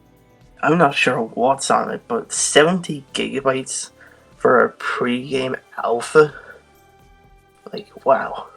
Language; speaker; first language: English; native; English